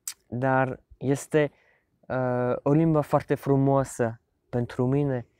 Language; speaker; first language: Romanian; non-native, learner; French